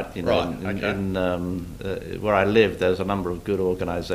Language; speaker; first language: English; native; English